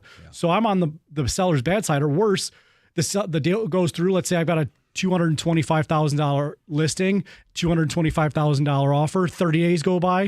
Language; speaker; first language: English; native; English